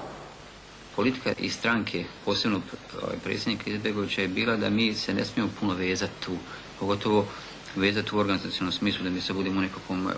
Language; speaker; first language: Bosnian; native; Bosnian